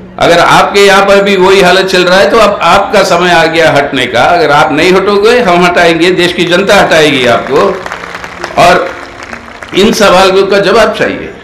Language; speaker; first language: Hindi; non-native, local second language; Telugu